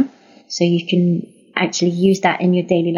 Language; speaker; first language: English; native; English